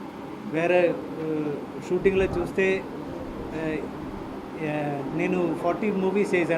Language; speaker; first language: Telugu; non-native, learner; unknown